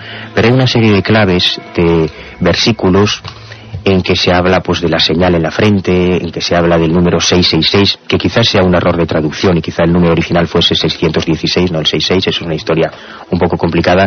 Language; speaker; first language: Spanish; native; Spanish